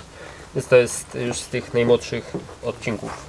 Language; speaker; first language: Polish; native; Polish